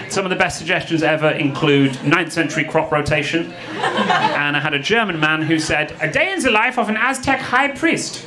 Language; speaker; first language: English; native; English